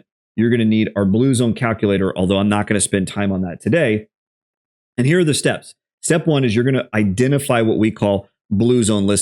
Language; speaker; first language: English; native; English